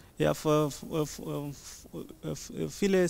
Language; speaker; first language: German; non-native, learner; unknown